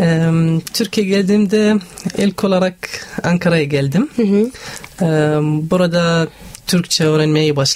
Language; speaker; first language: Turkish; non-native, learner; Arabic